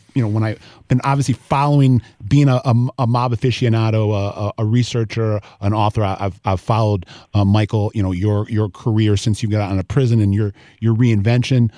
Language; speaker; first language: English; native; English